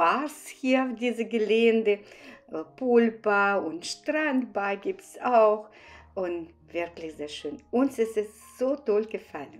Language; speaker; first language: German; non-native, fluent; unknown